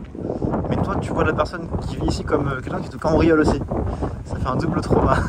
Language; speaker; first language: French; native; French